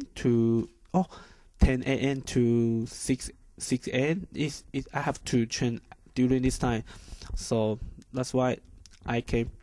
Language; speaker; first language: English; non-native, learner; Chinese